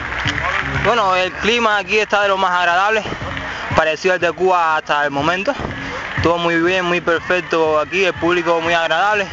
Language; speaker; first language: Spanish; native; Spanish